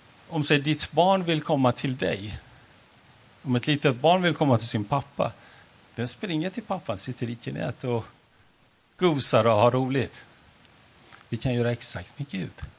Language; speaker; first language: Swedish; non-native, fluent; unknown